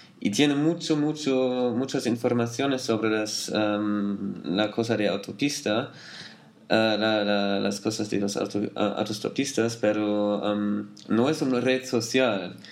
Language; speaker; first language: Spanish; non-native, learner; German